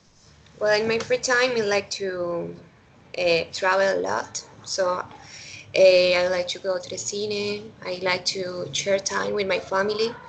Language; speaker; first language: English; non-native, learner; Spanish